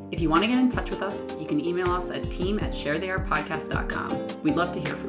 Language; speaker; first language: English; native; English